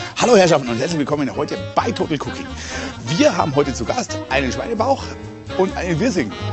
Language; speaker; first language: German; native; German